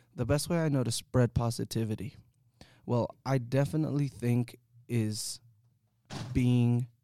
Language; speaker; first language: English; early bilingual, other home language; Spanish